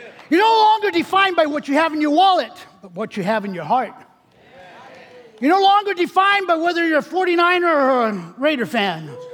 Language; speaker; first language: English; early bilingual, other home language; Spanish